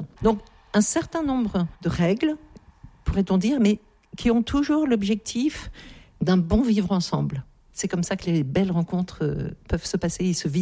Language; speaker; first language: French; native; French